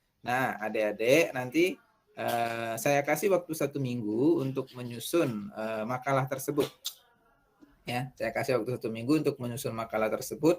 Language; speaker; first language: Indonesian; native; Indonesian